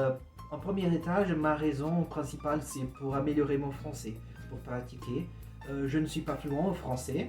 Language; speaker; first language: French; non-native, learner; Portuguese